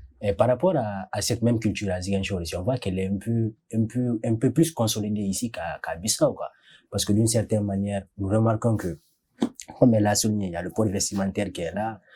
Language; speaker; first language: French; non-native, fluent; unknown